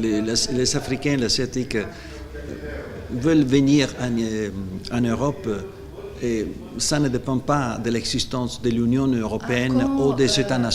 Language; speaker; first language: French; non-native, fluent; Italian